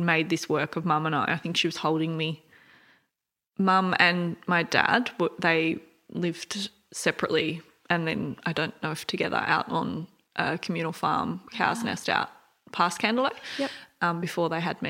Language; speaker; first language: English; native; English